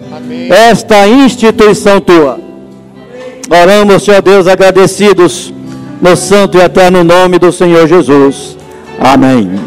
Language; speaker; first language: Portuguese; native; Portuguese